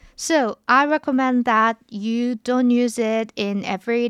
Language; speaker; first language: English; non-native, fluent; Korean